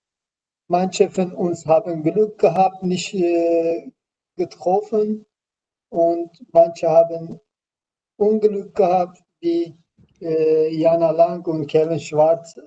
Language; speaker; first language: German; non-native, learner; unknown